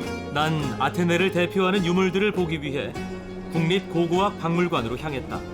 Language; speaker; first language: Korean; native; Korean